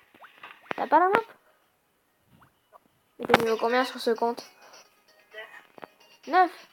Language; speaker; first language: French; native; French